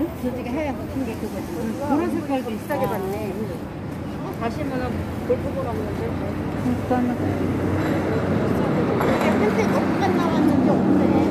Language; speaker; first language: Korean; non-native, fluent; Filipino